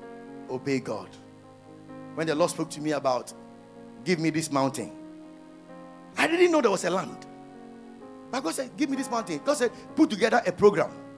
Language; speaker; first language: English; non-native, local second language; Ewe